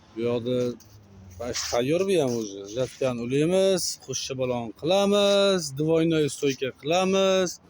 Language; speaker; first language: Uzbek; native; Uzbek